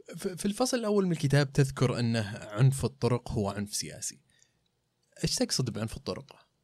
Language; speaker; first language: Arabic; native; Arabic